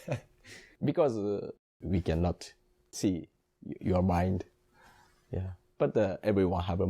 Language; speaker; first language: English; non-native, learner; Japanese